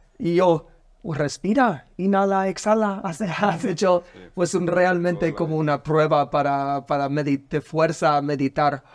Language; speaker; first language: Spanish; non-native, learner; English